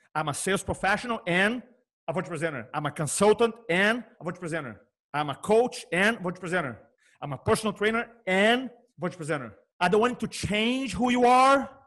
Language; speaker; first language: English; non-native, fluent; Portuguese